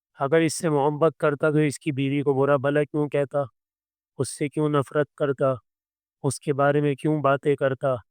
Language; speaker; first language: Urdu; native; Urdu